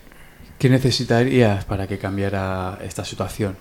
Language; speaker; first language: Spanish; native; Spanish